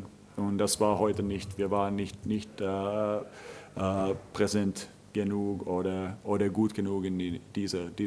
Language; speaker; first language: German; non-native, fluent; Finnish